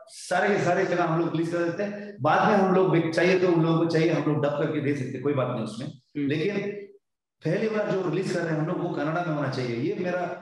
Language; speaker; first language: Hindi; non-native, local second language; Kannada